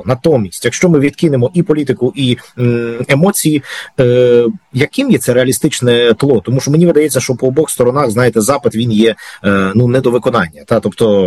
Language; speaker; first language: Ukrainian; native; Ukrainian